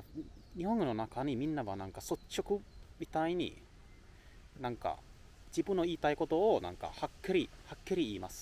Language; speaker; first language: Japanese; non-native, learner; Finnish